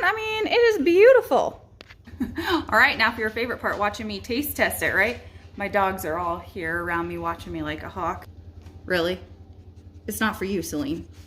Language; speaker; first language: English; native; English